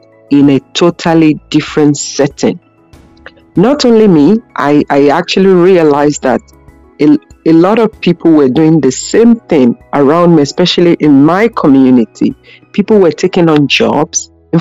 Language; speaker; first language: English; non-native, local second language; Yoruba